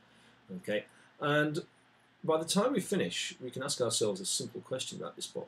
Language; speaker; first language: English; native; English